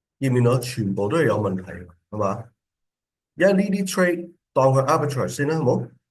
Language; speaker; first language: Cantonese; early bilingual, heritage; Cantonese